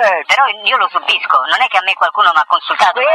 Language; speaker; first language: Italian; native; Italian